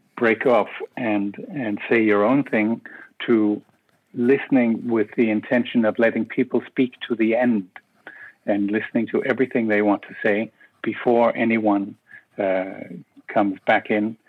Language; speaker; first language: English; non-native, fluent; Danish